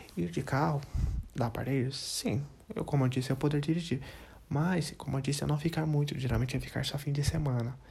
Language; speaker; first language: Portuguese; non-native, learner; English